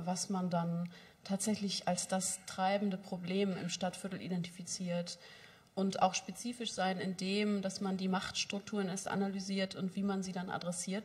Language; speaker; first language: German; native; German